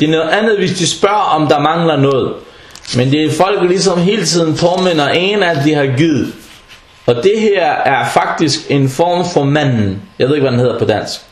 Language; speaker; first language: Danish; non-native, fluent; Arabic